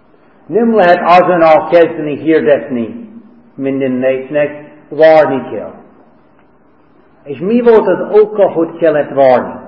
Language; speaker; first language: Hungarian; non-native, fluent; English